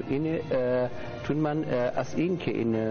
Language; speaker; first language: Persian; non-native, learner; German